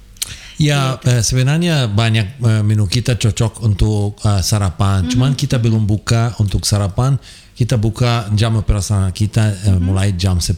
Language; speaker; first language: Indonesian; non-native, fluent; Portuguese